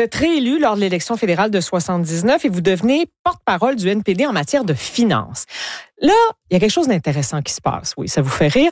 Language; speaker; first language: French; native; French